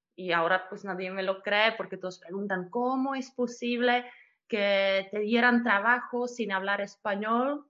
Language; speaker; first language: Spanish; non-native, fluent; Czech